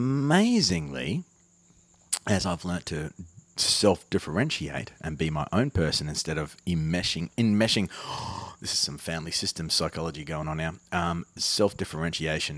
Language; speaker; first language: English; native; English